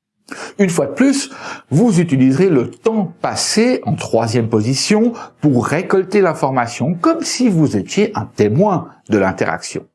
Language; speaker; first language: French; native; French